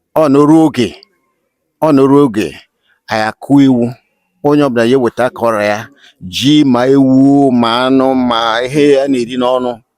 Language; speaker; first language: Igbo; native; Igbo